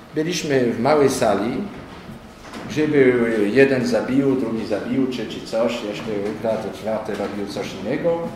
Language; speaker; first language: Polish; non-native, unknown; French